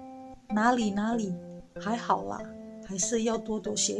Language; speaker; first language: Chinese; non-native, fluent; Indonesian